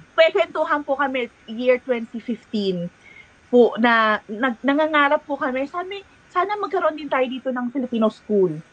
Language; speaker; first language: Filipino; native; Filipino